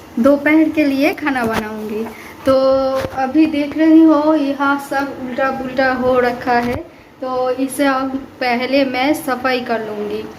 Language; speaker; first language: Hindi; non-native, local second language; Bangla